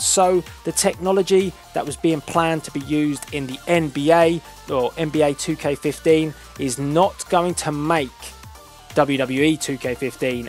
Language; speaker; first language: English; native; English